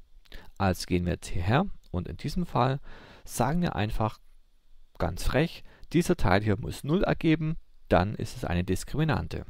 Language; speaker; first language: German; native; German